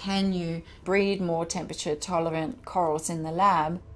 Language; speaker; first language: English; non-native, fluent; Danish